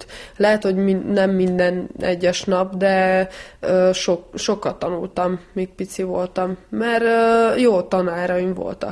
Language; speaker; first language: Hungarian; early bilingual, heritage; Hungarian